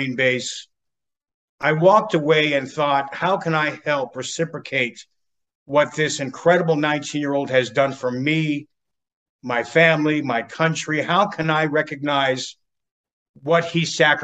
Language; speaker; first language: English; native; English